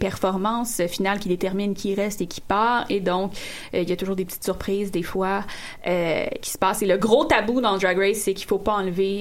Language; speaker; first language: French; native; French